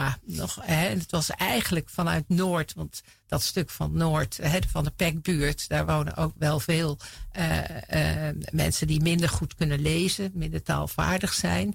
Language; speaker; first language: Dutch; native; Dutch